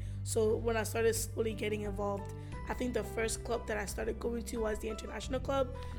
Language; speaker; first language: English; early bilingual, other home language; Ewe